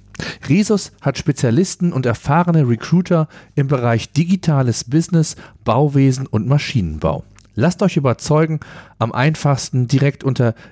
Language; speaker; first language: German; native; German